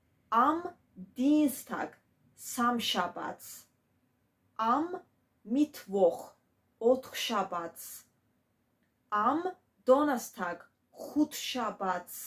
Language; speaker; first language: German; non-native, fluent; Georgian